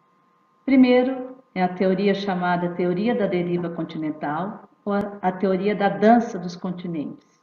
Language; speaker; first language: Portuguese; native; Portuguese